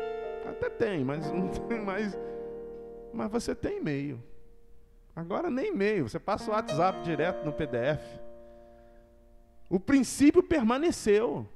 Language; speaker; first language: Portuguese; native; Portuguese